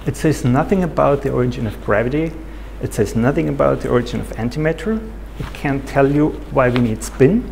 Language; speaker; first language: English; non-native, fluent; German